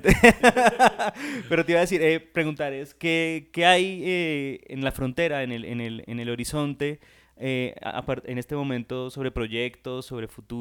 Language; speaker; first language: Spanish; native; Spanish